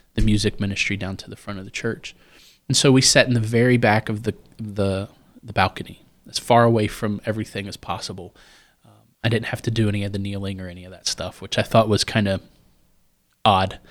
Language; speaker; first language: English; native; English